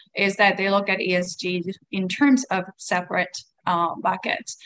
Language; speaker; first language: English; non-native, fluent; Swedish